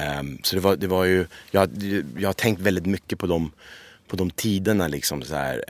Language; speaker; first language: Swedish; early bilingual, other home language; Persian